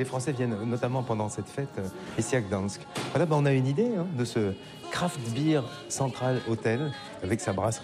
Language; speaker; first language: French; native; French